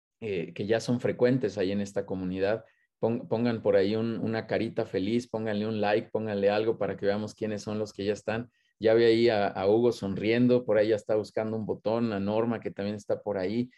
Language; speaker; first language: Spanish; native; Spanish